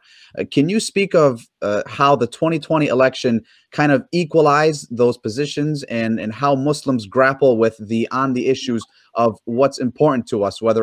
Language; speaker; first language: English; native; English